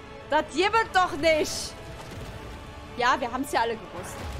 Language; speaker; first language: German; native; German